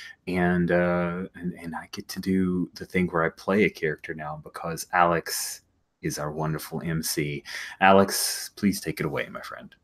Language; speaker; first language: English; native; English